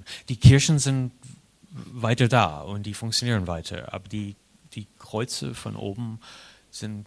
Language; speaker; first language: German; non-native, fluent; English